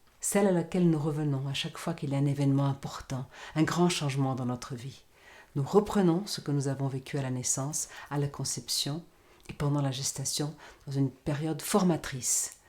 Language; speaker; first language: French; non-native, fluent; Portuguese